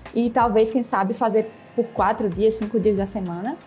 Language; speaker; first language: Portuguese; native; Portuguese